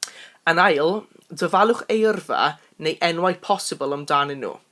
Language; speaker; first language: Welsh; non-native, local second language; English